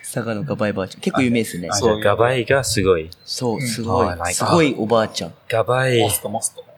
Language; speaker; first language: Japanese; native; Japanese